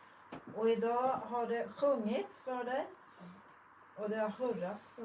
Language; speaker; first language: Swedish; native; Swedish